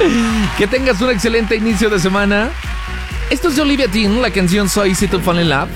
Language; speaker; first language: Spanish; native; Spanish